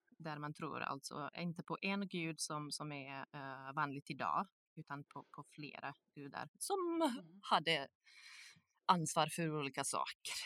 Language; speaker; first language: Swedish; non-native, fluent; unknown